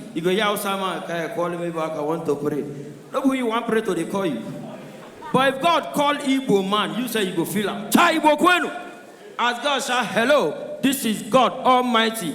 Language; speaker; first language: Nigerian Pidgin; non-native, local second language; Igbo